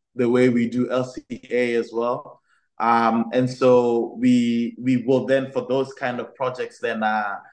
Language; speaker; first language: English; non-native, local second language; Tswana